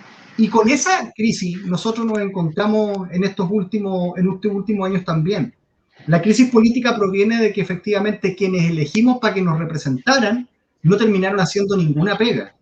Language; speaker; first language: Spanish; native; Spanish